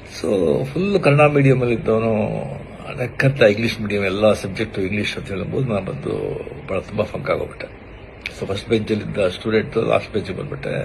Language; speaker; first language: Kannada; non-native, local second language; Marathi